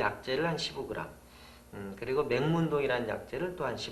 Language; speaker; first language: Korean; native; Korean